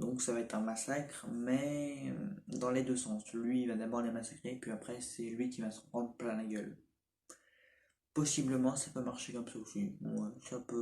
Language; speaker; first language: French; native; French